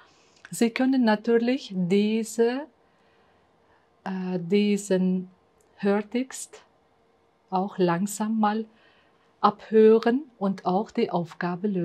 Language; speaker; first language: German; non-native, fluent; Uzbek